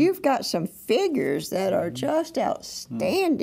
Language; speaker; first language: English; native; English